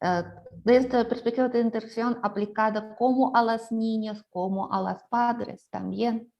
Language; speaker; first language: Spanish; non-native, fluent; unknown